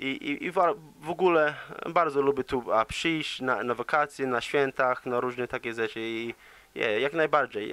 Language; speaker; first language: Polish; early bilingual, heritage; English